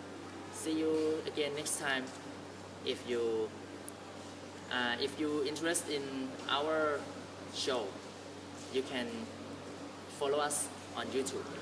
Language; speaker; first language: English; non-native, learner; Thai